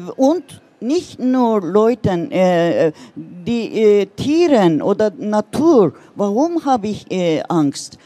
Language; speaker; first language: German; non-native, learner; Turkish